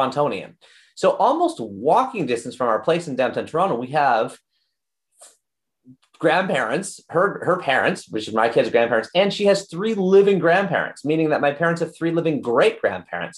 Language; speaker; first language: English; native; English